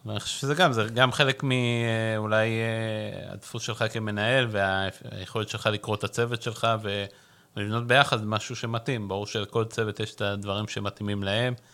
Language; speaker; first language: Hebrew; native; Hebrew